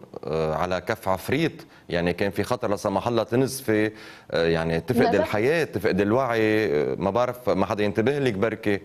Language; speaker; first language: Arabic; native; Arabic